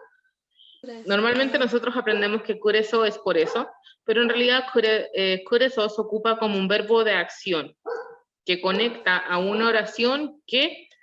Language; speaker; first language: Spanish; non-native, learner; Korean